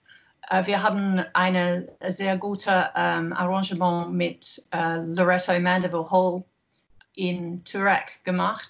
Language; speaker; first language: German; non-native, learner; English